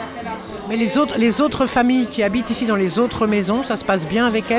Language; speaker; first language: French; native; French